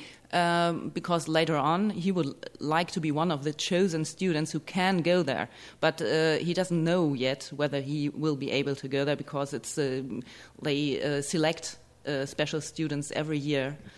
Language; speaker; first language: English; non-native, fluent; German